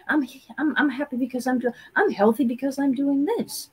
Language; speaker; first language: English; non-native, fluent; German